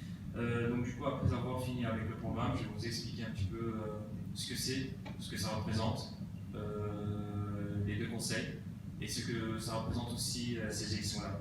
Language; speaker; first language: French; native; French